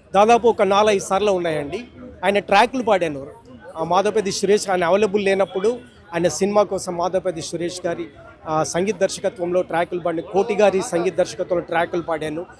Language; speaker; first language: Telugu; native; Telugu